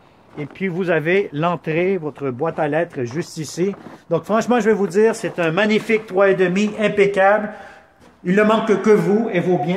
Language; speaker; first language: French; native; French